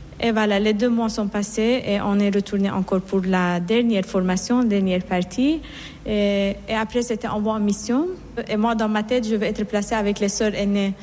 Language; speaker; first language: French; non-native, fluent; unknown